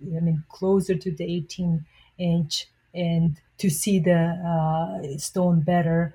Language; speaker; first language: English; non-native, fluent; Mongolian